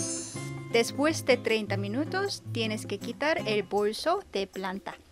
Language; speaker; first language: Spanish; non-native, fluent; Korean